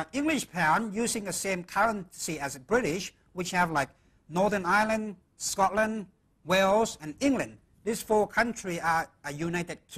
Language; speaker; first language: English; non-native, fluent; Thai